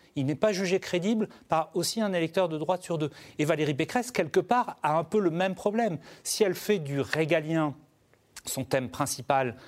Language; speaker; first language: French; native; French